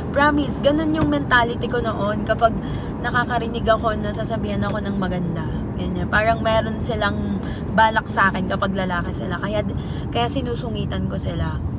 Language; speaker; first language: Filipino; non-native, local second language; Waray